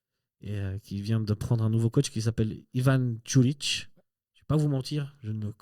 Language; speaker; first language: French; native; French